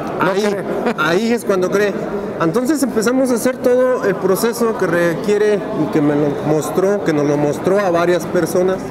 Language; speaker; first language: Spanish; native; Spanish